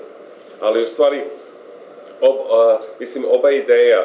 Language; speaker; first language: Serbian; non-native, fluent; English